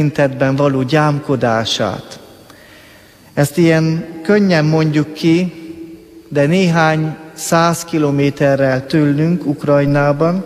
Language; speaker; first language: Hungarian; native; Hungarian